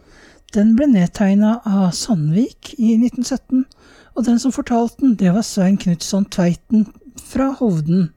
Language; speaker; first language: Norwegian; native; Norwegian